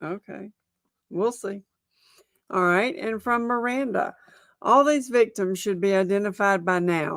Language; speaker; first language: English; native; English